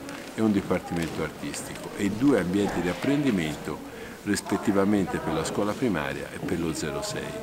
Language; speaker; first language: Italian; native; Italian